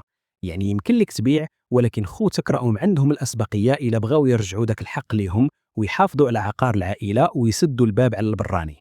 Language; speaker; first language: Arabic; native; Arabic